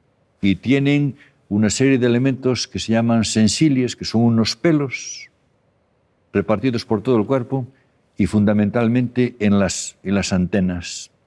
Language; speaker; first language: Spanish; native; Spanish